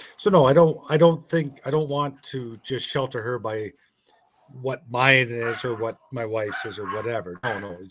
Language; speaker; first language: English; native; English